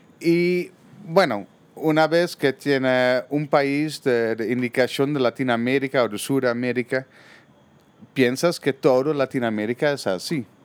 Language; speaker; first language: Spanish; non-native, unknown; Dutch